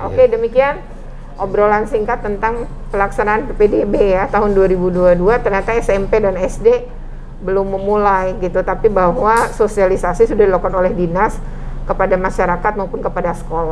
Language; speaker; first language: Indonesian; native; Indonesian